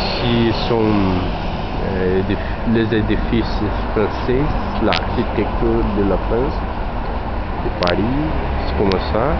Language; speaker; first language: French; non-native, learner; Portuguese